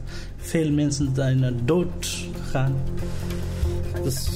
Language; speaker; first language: Dutch; non-native, learner; Nepali